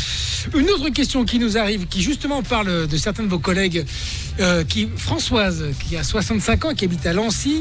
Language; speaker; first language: French; native; French